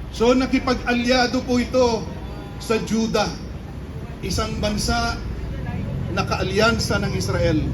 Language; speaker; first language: Filipino; non-native, local second language; Pampanga